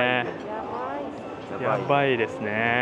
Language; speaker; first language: Japanese; non-native, learner; Thai